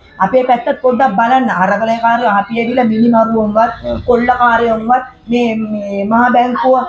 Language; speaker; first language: Sinhala; non-native, local second language; Tamil